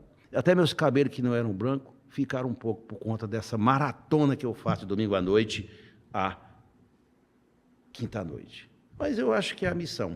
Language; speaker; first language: Portuguese; native; Portuguese